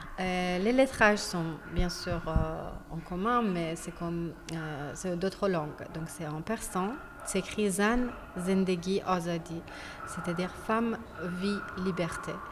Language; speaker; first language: French; non-native, fluent; Persian